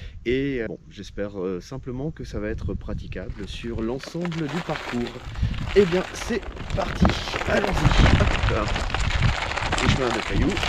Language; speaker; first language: French; native; French